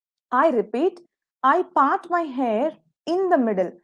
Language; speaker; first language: English; non-native, local second language; Telugu